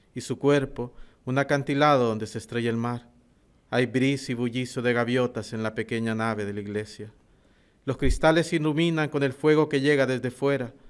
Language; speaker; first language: Spanish; native; Spanish